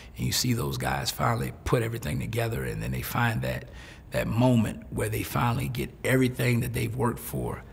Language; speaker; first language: English; native; English